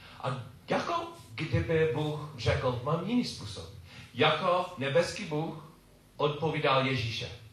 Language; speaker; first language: Czech; non-native, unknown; English